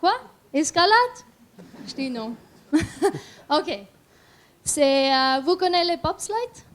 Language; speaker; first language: French; non-native, learner; German